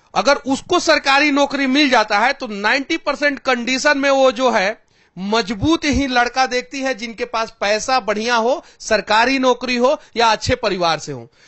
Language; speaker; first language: Hindi; native; Hindi